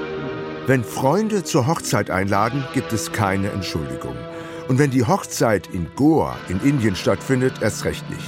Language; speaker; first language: German; native; German